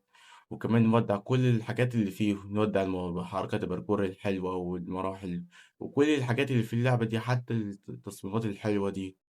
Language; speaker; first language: Arabic; native; Arabic